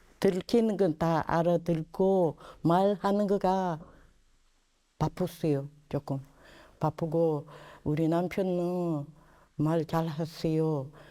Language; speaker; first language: Korean; non-native, learner; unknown